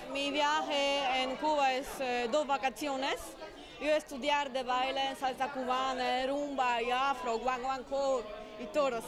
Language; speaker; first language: Spanish; non-native, learner; Polish